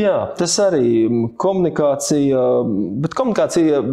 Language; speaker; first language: Latvian; native; Latvian